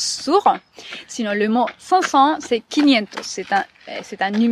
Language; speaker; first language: French; non-native, fluent; Spanish